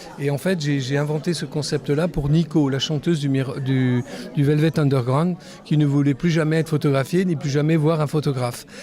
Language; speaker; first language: French; non-native, local second language; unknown